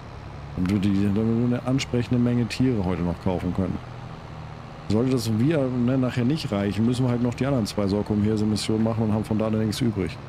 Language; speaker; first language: German; native; German